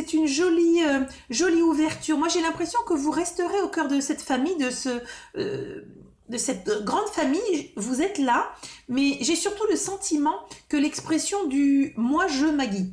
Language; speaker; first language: French; native; French